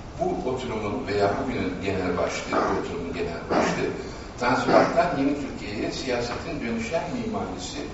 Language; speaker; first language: Turkish; native; Turkish